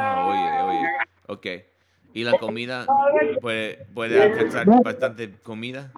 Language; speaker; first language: Spanish; non-native, learner; English